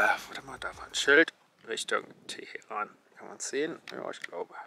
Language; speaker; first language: German; native; German